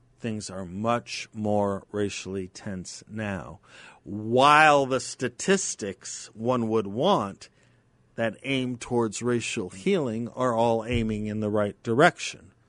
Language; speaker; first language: English; native; English